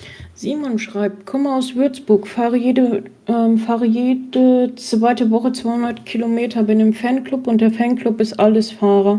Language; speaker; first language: German; native; German